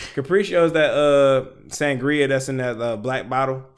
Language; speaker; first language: English; native; English